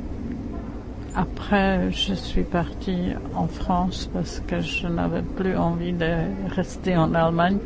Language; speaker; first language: French; non-native, fluent; Czech